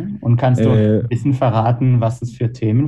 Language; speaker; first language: German; non-native, fluent; Hebrew